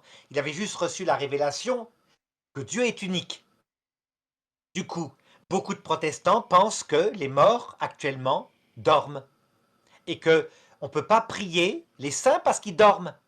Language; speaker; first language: French; native; French